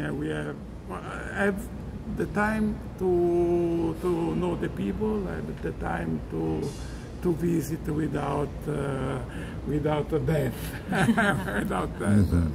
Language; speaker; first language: English; non-native, learner; Italian